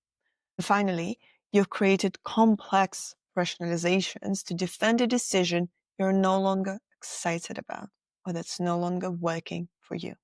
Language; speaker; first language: English; non-native, fluent; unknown